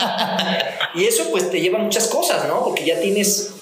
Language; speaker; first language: Spanish; native; Spanish